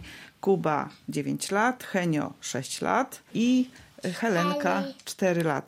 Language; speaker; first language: Polish; native; Polish